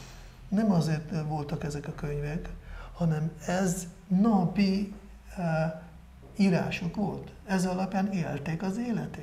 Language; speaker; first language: Hungarian; non-native, fluent; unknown